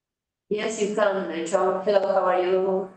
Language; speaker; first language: English; non-native, fluent; Spanish